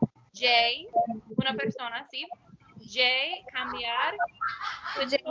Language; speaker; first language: Spanish; non-native, learner; English